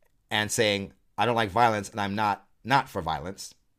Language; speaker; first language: English; native; English